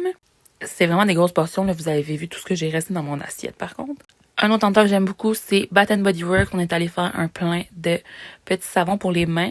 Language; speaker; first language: French; native; French